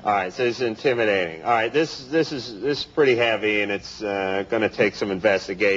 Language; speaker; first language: English; native; English